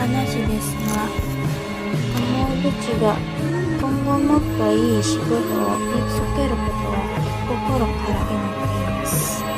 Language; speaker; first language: Japanese; non-native, learner; Indonesian